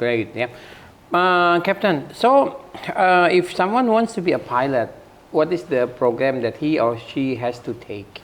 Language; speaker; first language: English; non-native, fluent; Indonesian